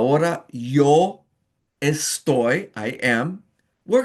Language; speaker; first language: Spanish; non-native, fluent; English